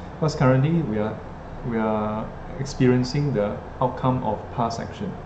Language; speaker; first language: English; non-native, local second language; Chinese